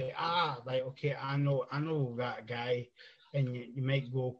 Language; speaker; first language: English; native; English